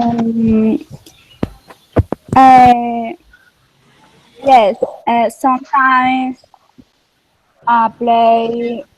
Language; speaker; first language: English; non-native, learner; Spanish